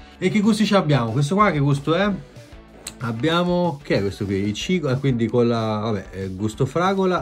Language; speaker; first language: Italian; native; Italian